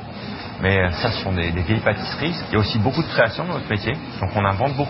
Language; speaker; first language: French; native; French